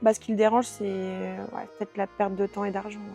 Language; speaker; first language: French; native; French